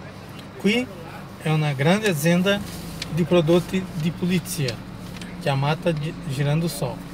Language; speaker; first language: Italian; non-native, learner; Portuguese